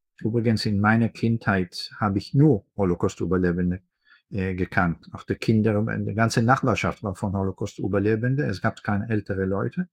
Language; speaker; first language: German; non-native, fluent; Hebrew